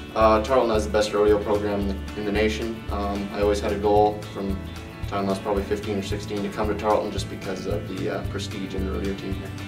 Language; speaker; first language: English; native; English